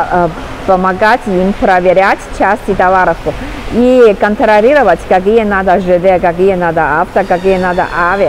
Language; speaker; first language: Russian; non-native, learner; Chinese